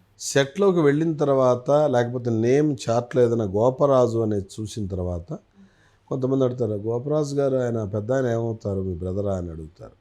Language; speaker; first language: Telugu; native; Telugu